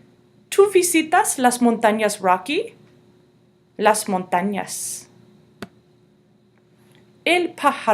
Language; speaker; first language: Spanish; non-native, fluent; English